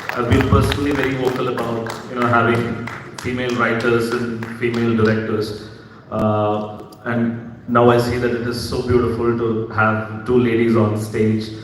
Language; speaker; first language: English; non-native, local second language; Malayalam